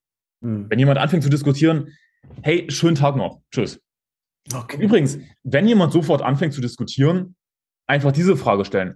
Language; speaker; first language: German; native; German